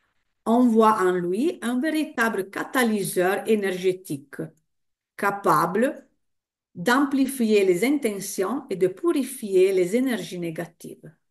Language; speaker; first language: French; non-native, fluent; Italian